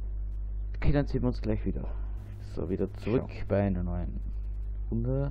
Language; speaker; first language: German; native; German